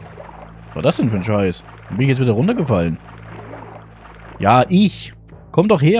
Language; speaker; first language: German; native; German